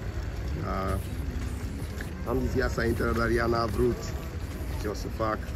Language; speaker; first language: Romanian; non-native, learner; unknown